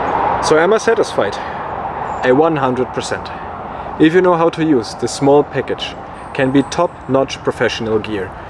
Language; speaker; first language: English; non-native, fluent; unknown